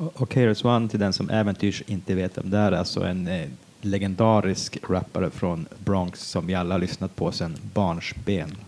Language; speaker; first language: Swedish; native; Swedish